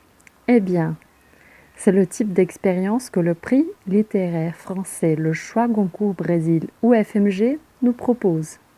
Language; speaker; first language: French; non-native, fluent; Portuguese